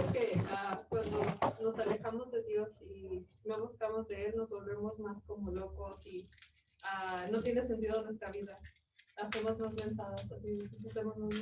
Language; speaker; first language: Spanish; early bilingual, other home language; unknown